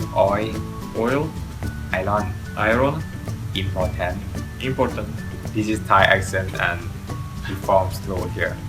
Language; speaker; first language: English; non-native, learner; Thai